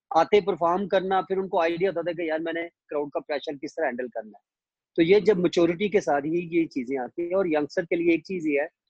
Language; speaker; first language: Urdu; non-native, local second language; Punjabi